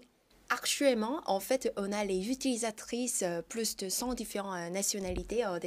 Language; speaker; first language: French; non-native, fluent; Korean